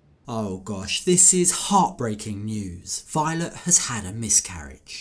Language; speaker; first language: English; native; English